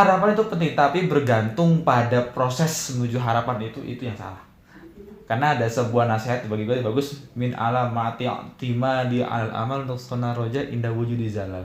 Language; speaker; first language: Indonesian; native; Indonesian